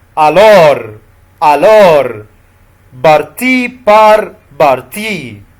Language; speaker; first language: French; non-native, fluent; Arabic